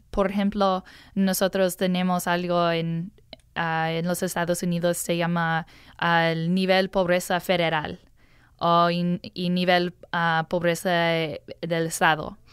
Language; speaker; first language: Spanish; non-native, learner; English